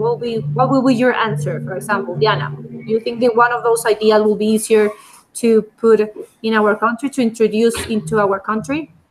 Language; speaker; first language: English; non-native, fluent; Spanish